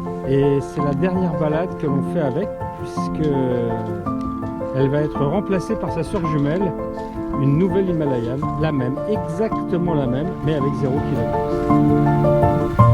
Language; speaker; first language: French; native; French